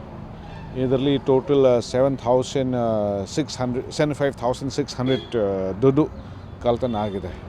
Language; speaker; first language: Kannada; non-native, fluent; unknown